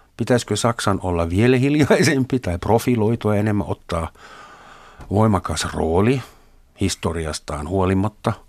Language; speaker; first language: Finnish; non-native, fluent; German